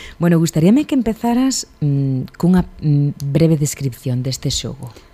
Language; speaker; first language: Galician; native; Galician